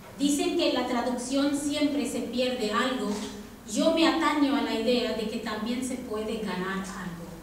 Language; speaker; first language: Spanish; non-native, fluent; Tamil